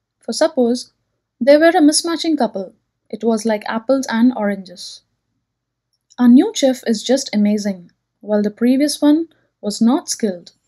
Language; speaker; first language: English; non-native, local second language; Telugu